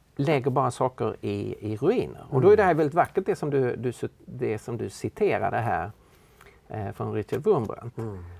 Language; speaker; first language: Swedish; native; Swedish